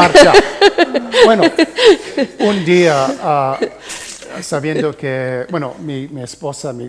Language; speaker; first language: Spanish; early bilingual, heritage; English